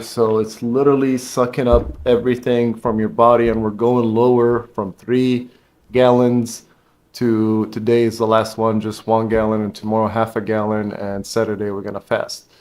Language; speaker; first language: English; non-native, fluent; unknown